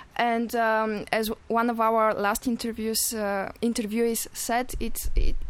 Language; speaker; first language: English; non-native, fluent; Bulgarian